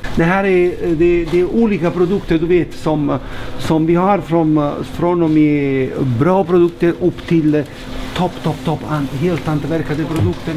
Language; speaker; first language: Swedish; non-native, fluent; Italian